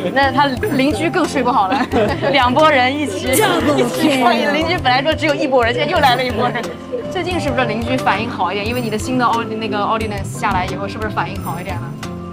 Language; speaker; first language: Chinese; native; Chinese